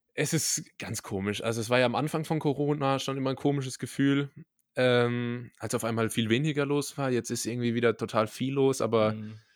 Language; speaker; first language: German; native; German